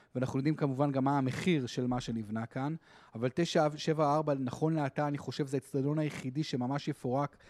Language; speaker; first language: Hebrew; native; Hebrew